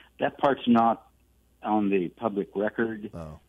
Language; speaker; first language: English; native; English